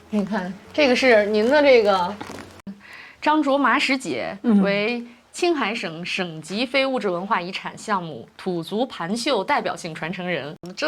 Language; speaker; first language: Chinese; native; Chinese